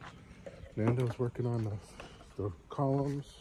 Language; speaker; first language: English; native; English